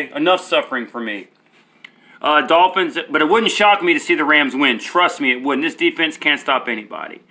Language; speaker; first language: English; native; English